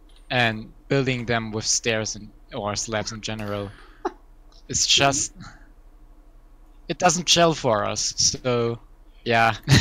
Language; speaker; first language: English; non-native, fluent; German